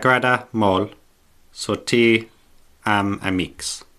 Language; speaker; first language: Catalan; non-native, learner; English